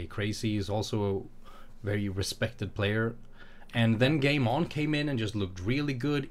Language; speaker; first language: English; non-native, fluent; Swedish